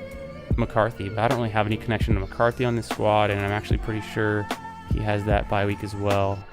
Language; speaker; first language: English; native; English